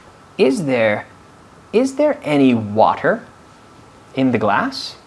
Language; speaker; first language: English; non-native, fluent; Spanish